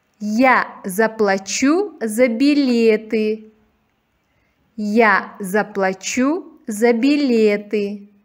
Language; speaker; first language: Russian; non-native, local second language; Uzbek